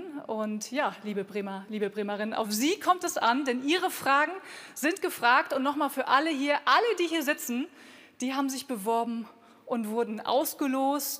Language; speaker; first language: German; native; German